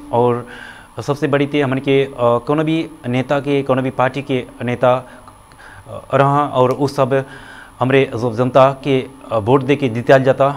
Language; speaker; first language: Bhojpuri; non-native, local second language; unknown